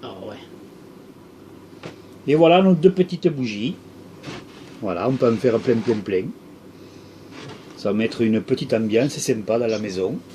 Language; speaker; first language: French; native; French